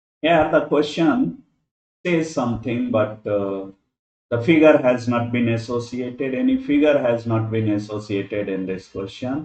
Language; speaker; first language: English; non-native, local second language; Hindi